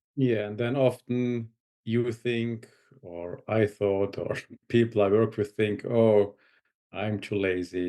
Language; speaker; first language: English; non-native, fluent; German